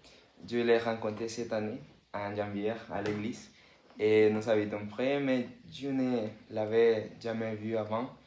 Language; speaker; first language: French; non-native, learner; Spanish